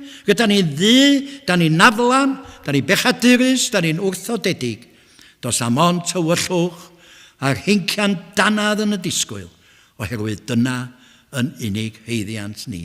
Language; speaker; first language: Welsh; native; Welsh